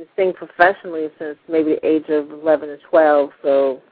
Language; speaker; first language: English; native; English